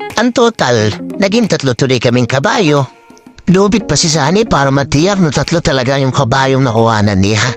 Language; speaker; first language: Filipino; native; Filipino